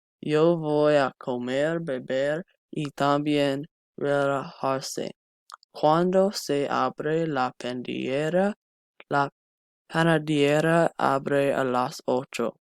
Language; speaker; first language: Spanish; non-native, learner; English